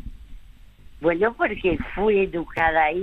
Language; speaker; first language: Spanish; early bilingual, other home language; French